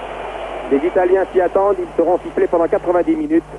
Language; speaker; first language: French; native; French